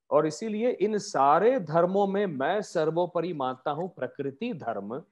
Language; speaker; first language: Hindi; non-native, local second language; Marathi